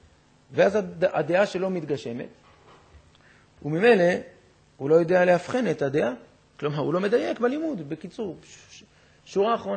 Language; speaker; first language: Hebrew; native; Hebrew